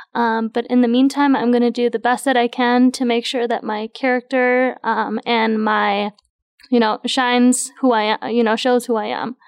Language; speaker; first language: English; native; English